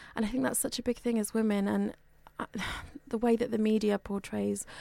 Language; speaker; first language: English; native; English